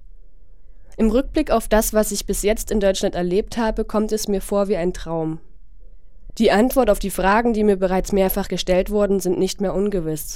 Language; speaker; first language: German; non-native, fluent; Chinese